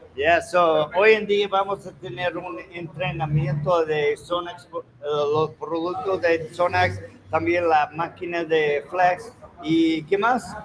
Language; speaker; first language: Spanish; non-native, learner; English